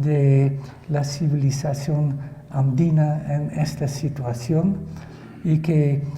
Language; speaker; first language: Spanish; non-native, fluent; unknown